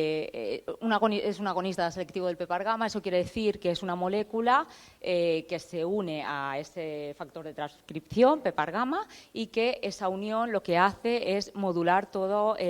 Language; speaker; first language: Spanish; native; Spanish